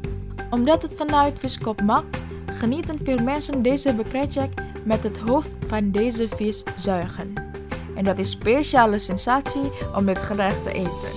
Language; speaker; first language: Dutch; non-native, fluent; Indonesian